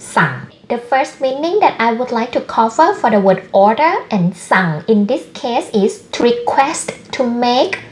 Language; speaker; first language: English; non-native, fluent; Thai